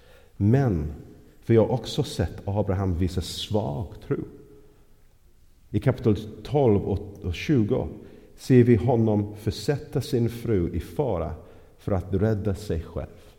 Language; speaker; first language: Swedish; non-native, fluent; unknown